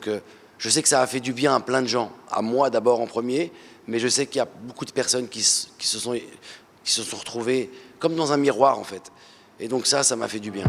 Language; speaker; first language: French; early bilingual, other home language; Arabic